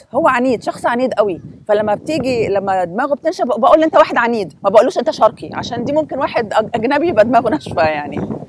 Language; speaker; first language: Arabic; native; Arabic